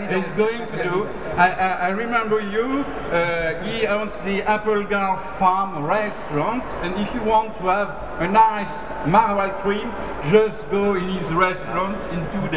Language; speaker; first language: English; non-native, fluent; French